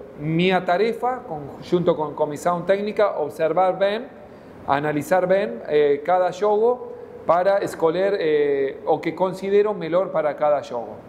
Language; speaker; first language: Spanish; non-native, fluent; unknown